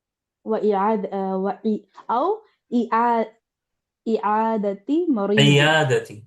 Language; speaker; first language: Arabic; non-native, learner; Urdu